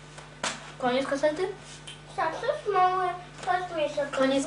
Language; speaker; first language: Polish; early bilingual, other home language; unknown